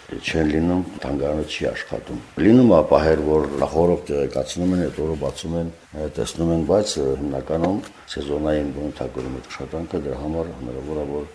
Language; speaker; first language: Armenian; native; Armenian